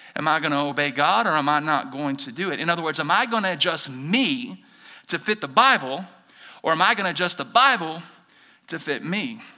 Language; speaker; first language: English; native; English